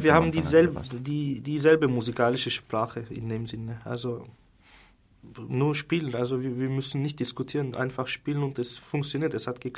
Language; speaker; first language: German; non-native, fluent; Turkish